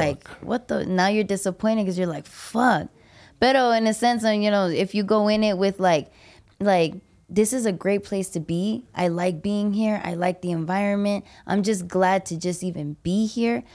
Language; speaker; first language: English; early bilingual, other home language; Spanish